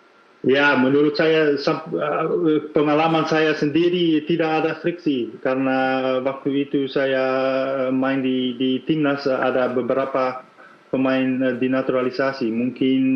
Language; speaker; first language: Indonesian; non-native, fluent; Dutch